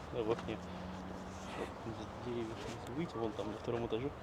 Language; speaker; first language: Russian; native; Russian